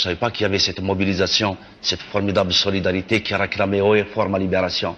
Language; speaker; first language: French; non-native, local second language; Kabyle